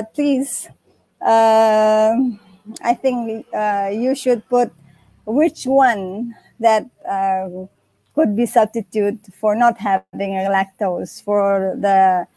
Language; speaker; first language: English; non-native, fluent; Indonesian